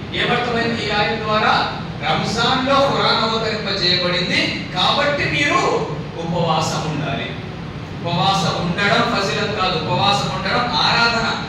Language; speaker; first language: Telugu; non-native, local second language; Urdu